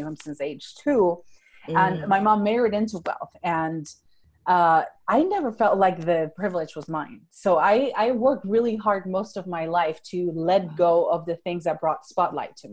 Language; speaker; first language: English; non-native, fluent; Spanish